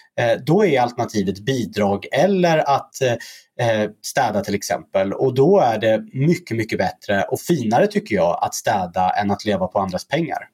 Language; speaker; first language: Swedish; early bilingual, other home language; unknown